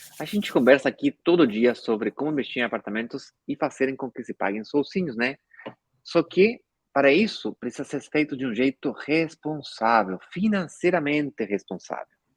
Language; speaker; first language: Portuguese; non-native, fluent; Spanish